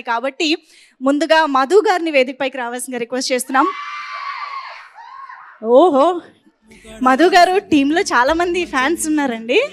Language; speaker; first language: Telugu; native; Telugu